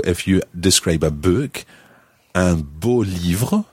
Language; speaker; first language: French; non-native, fluent; English